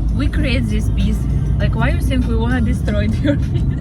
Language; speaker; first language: English; non-native, learner; Ukrainian